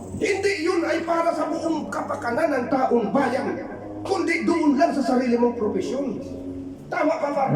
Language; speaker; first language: Filipino; non-native, local second language; Bikol